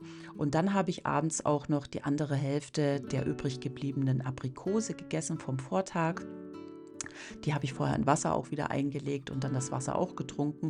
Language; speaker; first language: German; native; German